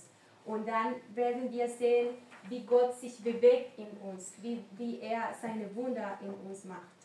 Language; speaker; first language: German; non-native, learner; Spanish